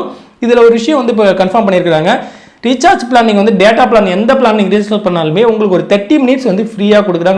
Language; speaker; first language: Tamil; native; Tamil